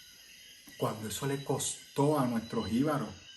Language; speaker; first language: Spanish; native; Spanish